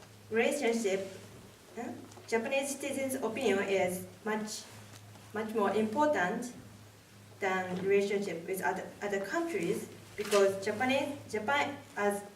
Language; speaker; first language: English; non-native, learner; Japanese